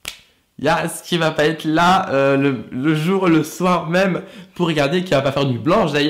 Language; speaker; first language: French; native; French